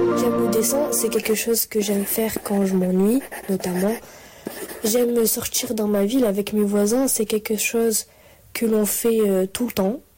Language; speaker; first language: French; native; French